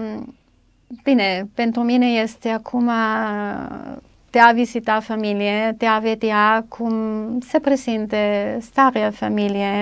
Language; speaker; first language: Romanian; non-native, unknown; German